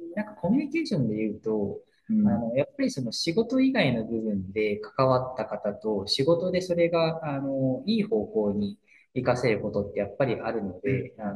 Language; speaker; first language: Japanese; native; Japanese